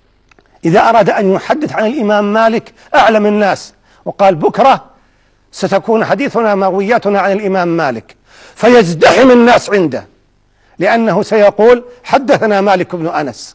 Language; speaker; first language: Arabic; native; Arabic